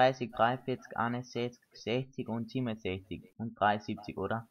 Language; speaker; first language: German; native; German